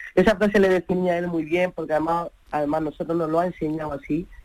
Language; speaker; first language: Spanish; native; Spanish